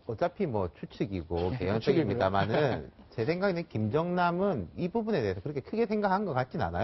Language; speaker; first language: Korean; native; Korean